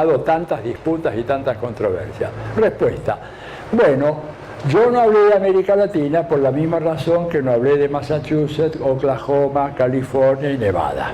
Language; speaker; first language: Spanish; native; Spanish